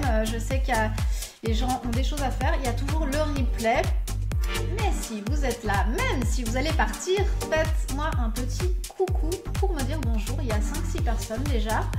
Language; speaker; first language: French; native; French